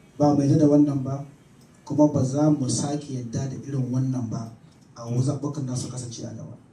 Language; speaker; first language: Hausa; native; Hausa